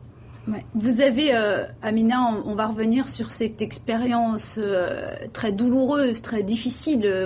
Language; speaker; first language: French; native; French